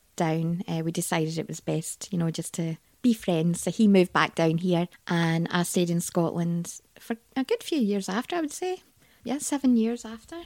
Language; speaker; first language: English; native; English